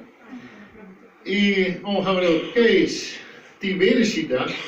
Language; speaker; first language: Russian; non-native, learner; Dutch